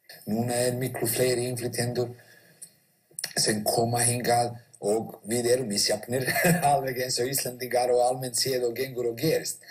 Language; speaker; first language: Icelandic; non-native, fluent; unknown